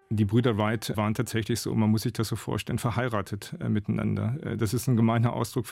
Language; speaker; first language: German; native; German